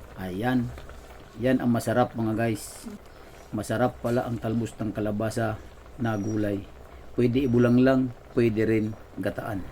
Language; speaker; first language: Filipino; non-native, local second language; Cebuano